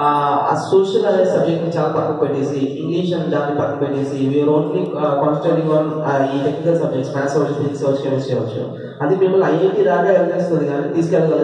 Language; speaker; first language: Telugu; native; Telugu